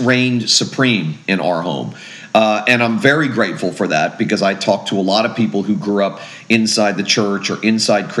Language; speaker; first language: English; native; English